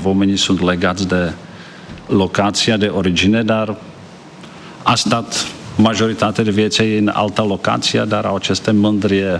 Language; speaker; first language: Romanian; non-native, learner; Czech